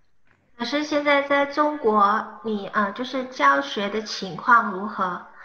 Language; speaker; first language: Chinese; non-native, fluent; Indonesian